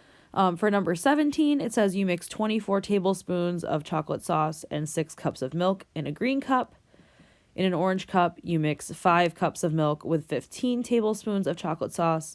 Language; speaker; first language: English; native; English